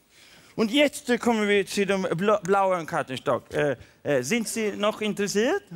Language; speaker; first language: German; non-native, learner; Swedish